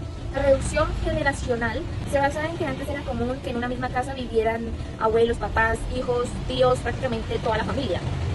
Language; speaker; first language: Spanish; native; Spanish